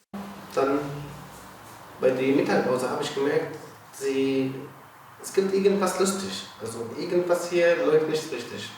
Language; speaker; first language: German; non-native, learner; Arabic